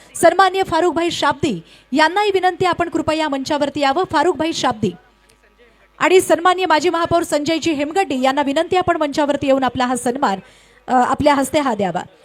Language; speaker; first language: Marathi; native; Marathi